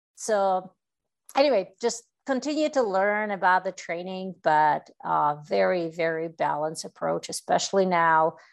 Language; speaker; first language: English; non-native, fluent; Czech